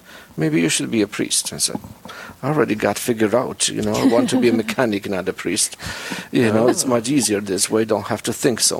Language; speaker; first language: English; non-native, fluent; Polish